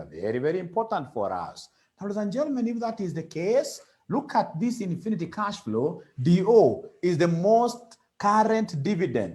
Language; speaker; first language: English; non-native, local second language; Swahili